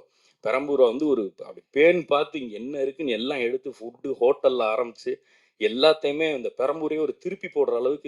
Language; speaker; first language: Tamil; native; Tamil